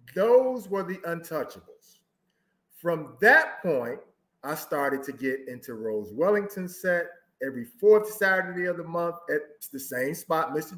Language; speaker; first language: English; native; English